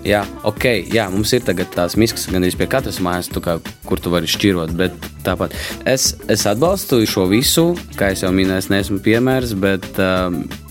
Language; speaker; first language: Latvian; non-native, local second language; Russian